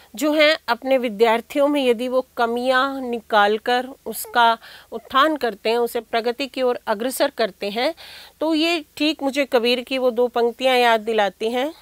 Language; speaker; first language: Hindi; native; Hindi